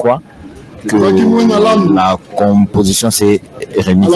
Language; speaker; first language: French; non-native, local second language; Lingala